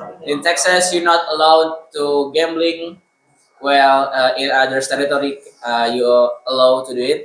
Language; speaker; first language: English; non-native, learner; Indonesian